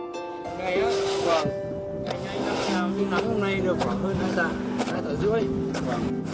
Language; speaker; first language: Vietnamese; native; Vietnamese